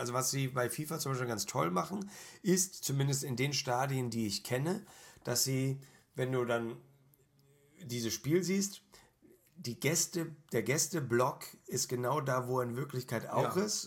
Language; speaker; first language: German; native; German